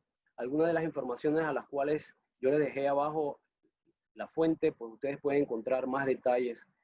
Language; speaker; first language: Spanish; native; Spanish